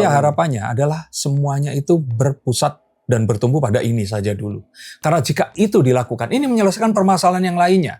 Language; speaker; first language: Indonesian; native; Indonesian